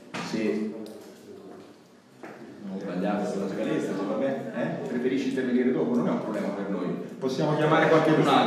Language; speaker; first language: Italian; native; Italian